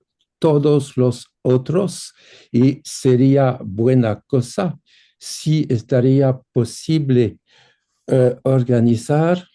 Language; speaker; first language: Spanish; non-native, fluent; French